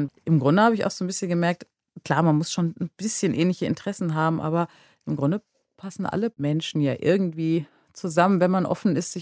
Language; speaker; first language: German; native; German